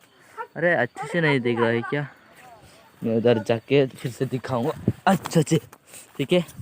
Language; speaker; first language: Hindi; non-native, local second language; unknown